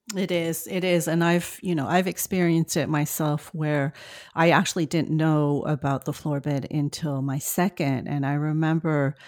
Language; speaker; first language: English; non-native, fluent; French